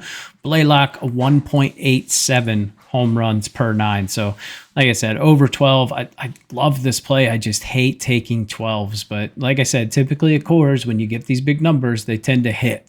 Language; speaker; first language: English; native; English